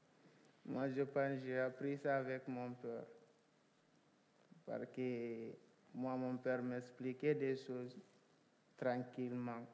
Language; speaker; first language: French; non-native, local second language; Fula